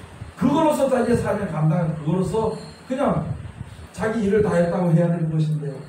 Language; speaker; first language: Korean; native; Korean